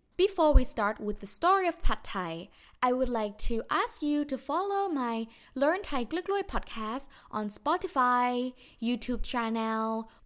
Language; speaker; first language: English; non-native, fluent; Thai